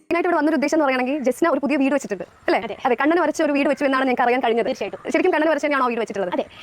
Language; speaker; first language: Malayalam; native; Malayalam